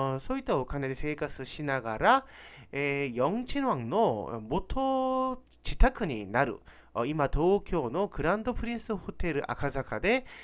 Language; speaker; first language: Japanese; non-native, fluent; Korean